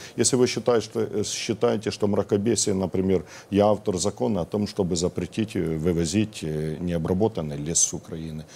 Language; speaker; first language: Russian; non-native, local second language; Ukrainian